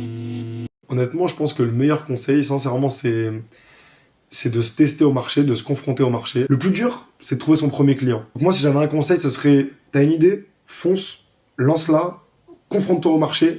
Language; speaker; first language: French; native; French